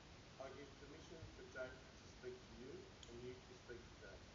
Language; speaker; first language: English; native; English